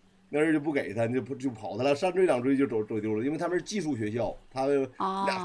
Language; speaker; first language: Chinese; native; Chinese